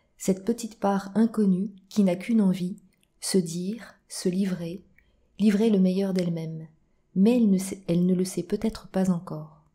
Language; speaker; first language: French; native; French